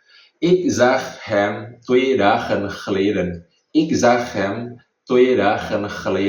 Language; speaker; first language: Dutch; non-native, fluent; Indonesian